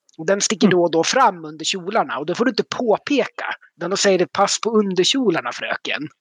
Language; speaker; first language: Swedish; native; Swedish